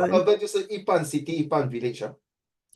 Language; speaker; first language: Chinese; native; Chinese